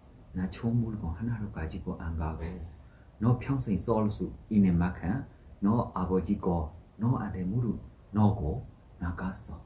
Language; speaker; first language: Korean; non-native, learner; Burmese